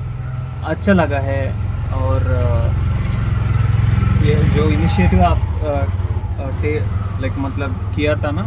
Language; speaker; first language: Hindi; non-native, local second language; Telugu